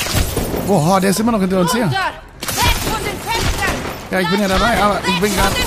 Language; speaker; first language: German; native; German